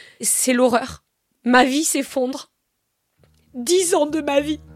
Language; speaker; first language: French; native; French